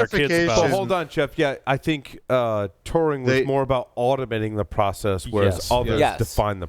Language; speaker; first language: English; native; English